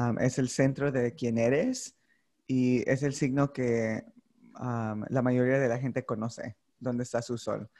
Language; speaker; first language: Spanish; early bilingual, heritage; Spanish